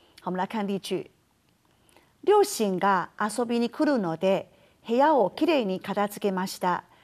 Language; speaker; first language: Japanese; non-native, fluent; Chinese